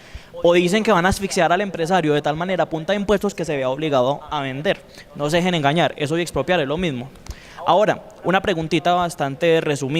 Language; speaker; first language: Spanish; native; Spanish